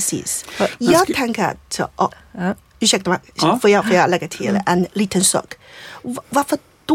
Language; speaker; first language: Swedish; non-native, fluent; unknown